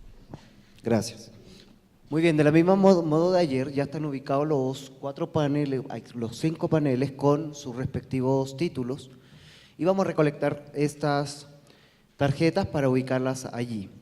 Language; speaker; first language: Spanish; native; Spanish